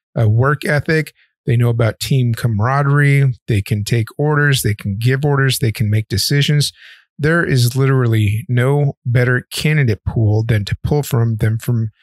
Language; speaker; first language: English; native; English